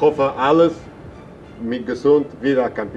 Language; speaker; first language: German; non-native, learner; Spanish